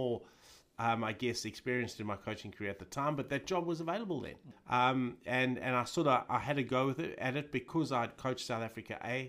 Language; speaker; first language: English; native; English